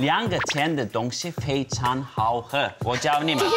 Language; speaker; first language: Chinese; non-native, fluent; Turkish